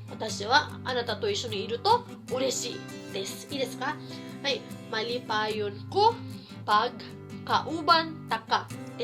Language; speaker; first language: Japanese; non-native, fluent; Cebuano